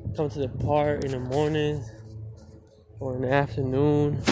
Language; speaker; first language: English; early bilingual, other home language; Spanish